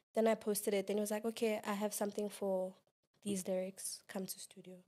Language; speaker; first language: English; non-native, local second language; Xhosa